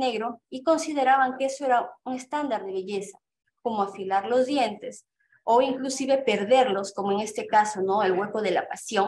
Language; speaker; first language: Spanish; native; Spanish